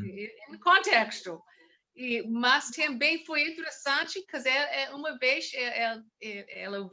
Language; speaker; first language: Portuguese; non-native, learner; English